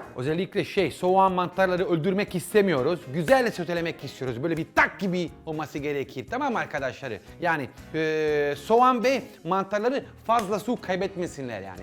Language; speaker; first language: Turkish; non-native, learner; Italian